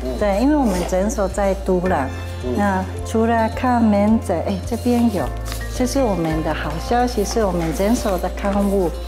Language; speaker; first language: Chinese; non-native, fluent; Japanese